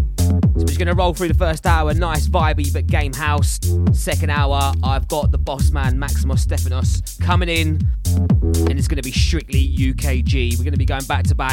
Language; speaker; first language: English; native; English